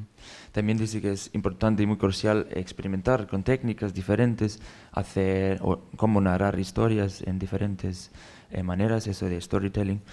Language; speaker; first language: Spanish; non-native, fluent; German